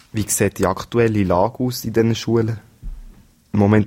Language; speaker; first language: German; native; German